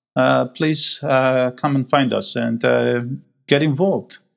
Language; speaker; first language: English; non-native, fluent; Greek